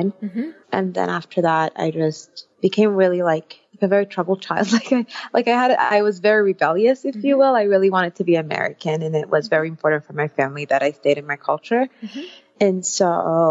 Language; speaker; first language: English; early bilingual, other home language; Arabic